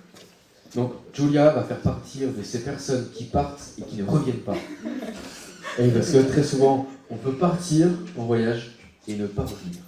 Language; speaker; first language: French; native; French